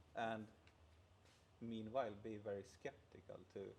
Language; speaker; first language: English; non-native, fluent; Swedish